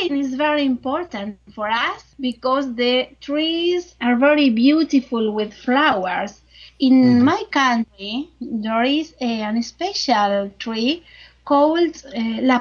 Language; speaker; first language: English; non-native, learner; Spanish